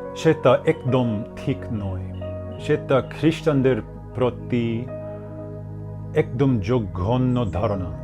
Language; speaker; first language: Bangla; non-native, learner; English